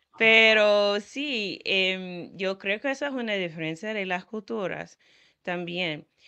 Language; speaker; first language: Spanish; non-native, fluent; English